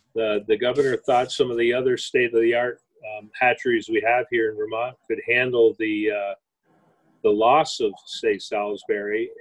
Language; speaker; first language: English; native; English